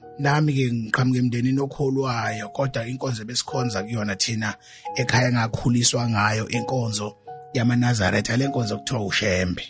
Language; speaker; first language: Zulu; native; Zulu